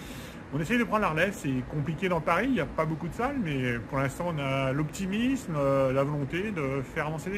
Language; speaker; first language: French; native; French